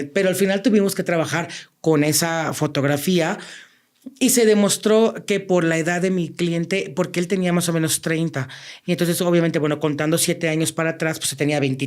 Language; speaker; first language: Spanish; native; Spanish